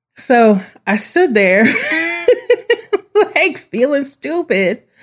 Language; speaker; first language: English; native; English